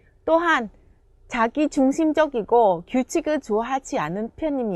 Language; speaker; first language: Korean; non-native, fluent; Vietnamese